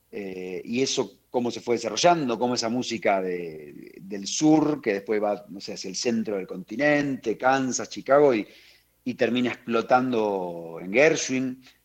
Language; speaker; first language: Spanish; native; Spanish